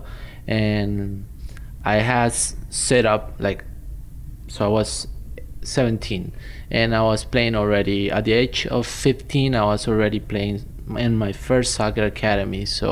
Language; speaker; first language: English; non-native, fluent; Spanish